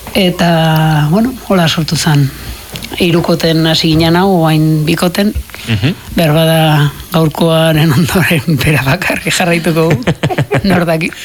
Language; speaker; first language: Basque; native; Basque